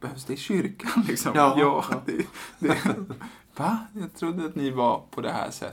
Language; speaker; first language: Swedish; native; Swedish